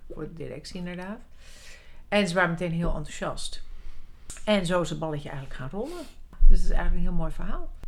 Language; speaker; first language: Dutch; early bilingual, other home language; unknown